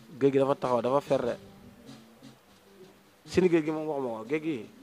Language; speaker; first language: Wolof; native; Wolof